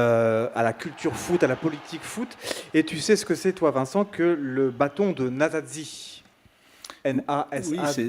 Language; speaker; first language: French; native; French